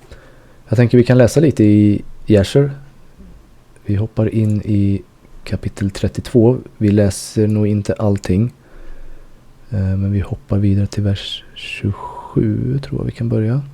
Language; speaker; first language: Swedish; native; Swedish